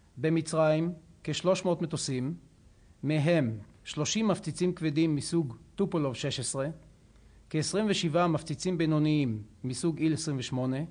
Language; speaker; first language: Hebrew; native; Hebrew